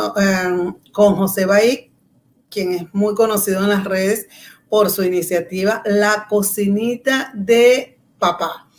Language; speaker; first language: Spanish; native; Spanish